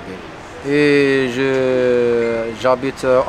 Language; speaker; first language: French; non-native, local second language; Kabyle